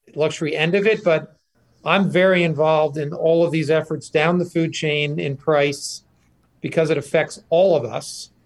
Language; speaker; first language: English; native; English